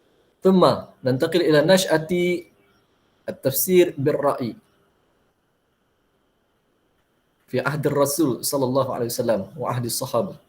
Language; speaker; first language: Arabic; non-native, fluent; Malay